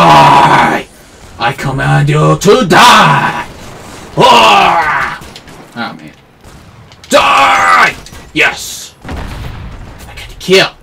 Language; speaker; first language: English; native; English